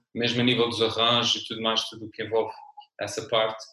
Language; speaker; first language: Portuguese; native; Portuguese